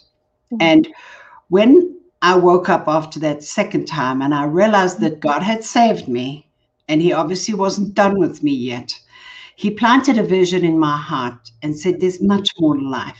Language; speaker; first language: English; native; English